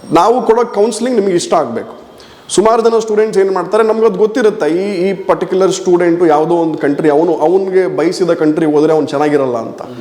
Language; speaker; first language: Kannada; non-native, local second language; Tulu